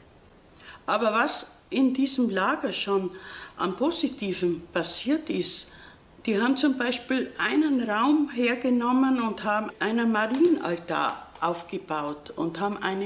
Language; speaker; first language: German; native; German